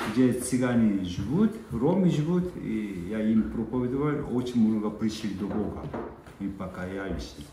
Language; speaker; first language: Ukrainian; non-native, learner; Korean